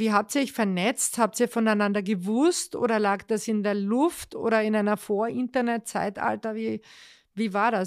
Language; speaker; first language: German; native; German